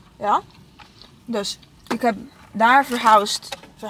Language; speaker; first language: Dutch; non-native, learner; Italian